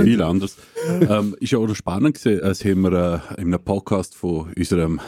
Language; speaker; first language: German; native; German